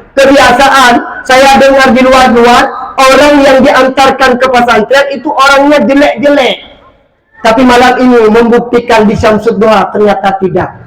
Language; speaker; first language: Malay; non-native, local second language; Achinese